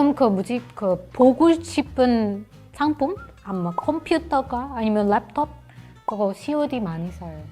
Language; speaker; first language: Korean; non-native, fluent; Indonesian